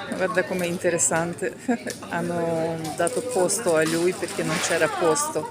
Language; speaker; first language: Italian; non-native, learner; Ukrainian